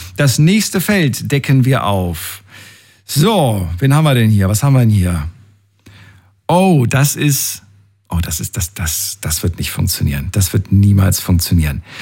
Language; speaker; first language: German; native; German